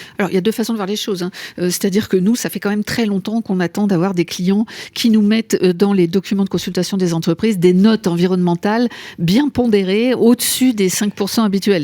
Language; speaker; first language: French; native; French